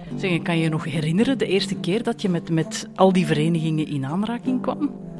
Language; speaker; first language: Dutch; native; Dutch